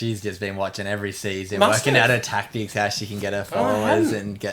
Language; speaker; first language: English; native; English